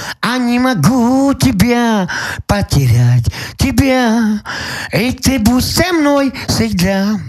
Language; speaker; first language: Russian; non-native, local second language; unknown